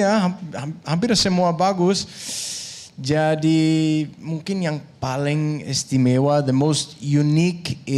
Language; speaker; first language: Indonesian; non-native, fluent; Danish